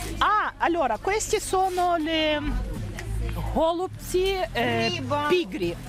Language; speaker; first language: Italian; non-native, fluent; Ukrainian